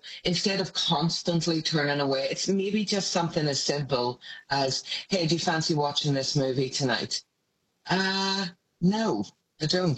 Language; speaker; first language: English; native; English